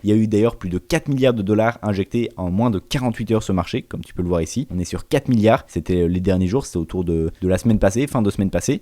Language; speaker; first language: French; native; French